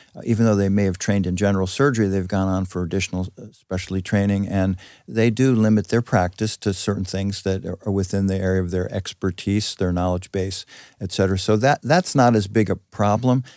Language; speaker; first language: English; early bilingual, other home language; Greek